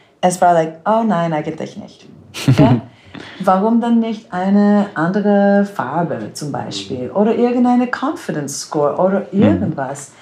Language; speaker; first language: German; non-native, fluent; English